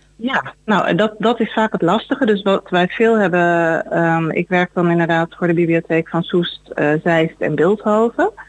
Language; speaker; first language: Dutch; native; Dutch